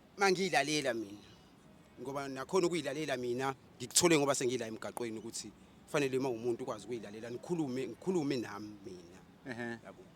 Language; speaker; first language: Zulu; native; Zulu